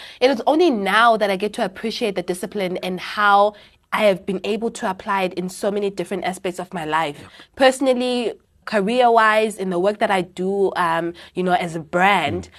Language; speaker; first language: English; non-native, local second language; Xhosa